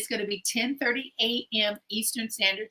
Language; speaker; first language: English; native; English